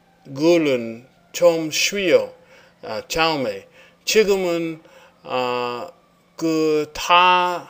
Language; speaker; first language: Korean; non-native, learner; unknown